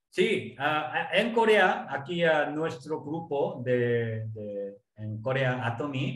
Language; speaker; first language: Spanish; non-native, learner; Korean